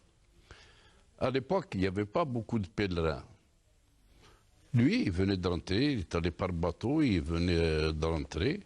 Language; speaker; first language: French; non-native, local second language; Kabyle